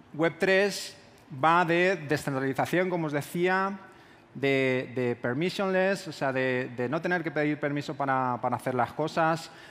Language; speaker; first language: Spanish; native; Spanish